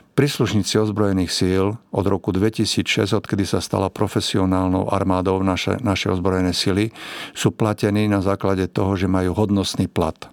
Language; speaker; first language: Slovak; native; Slovak